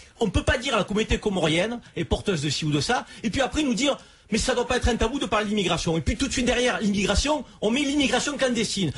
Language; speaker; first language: French; native; French